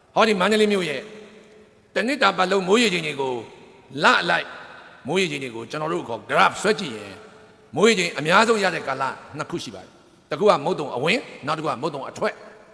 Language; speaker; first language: Burmese; native; Burmese